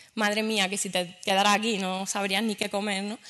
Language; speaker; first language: Spanish; native; Spanish